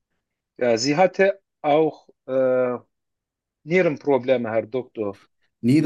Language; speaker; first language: German; non-native, learner; Turkish